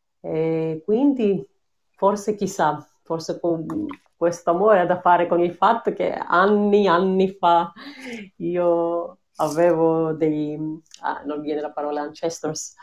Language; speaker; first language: Italian; non-native, fluent; Greek